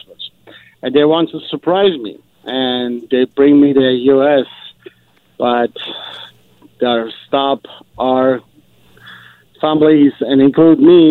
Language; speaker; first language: English; non-native, learner; Persian